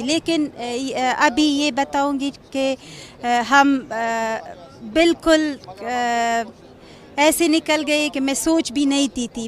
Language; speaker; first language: Hindi; non-native, learner; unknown